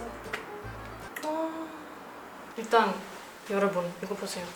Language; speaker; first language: Korean; non-native, learner; German